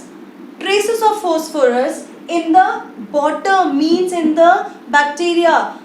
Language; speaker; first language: English; non-native, local second language; Hindi